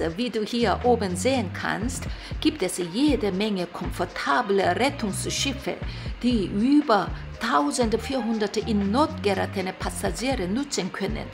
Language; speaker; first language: German; non-native, fluent; Korean